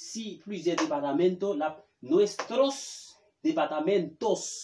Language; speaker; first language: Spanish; non-native, fluent; Haitian Creole